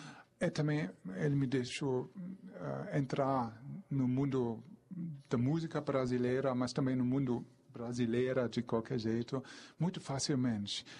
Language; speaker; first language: Portuguese; non-native, fluent; German